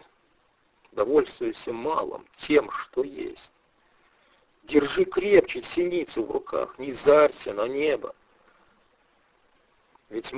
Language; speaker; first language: Russian; native; Russian